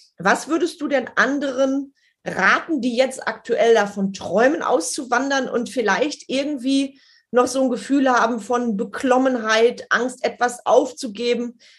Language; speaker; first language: German; native; German